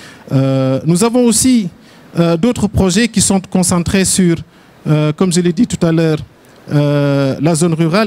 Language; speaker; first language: French; non-native, local second language; Wolof